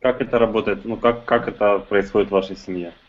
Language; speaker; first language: Russian; native; Russian